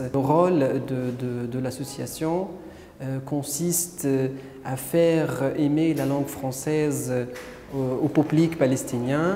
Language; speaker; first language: French; non-native, fluent; Arabic